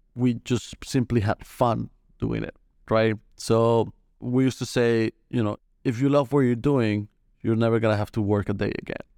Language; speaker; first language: English; non-native, fluent; Spanish